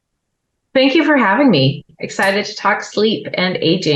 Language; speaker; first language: English; native; English